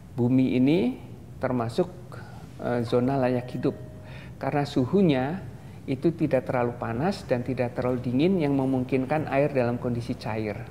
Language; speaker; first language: Indonesian; native; Indonesian